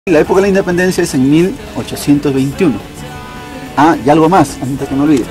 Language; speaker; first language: Spanish; native; Spanish